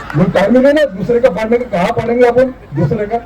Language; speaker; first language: Hindi; non-native, local second language; Marathi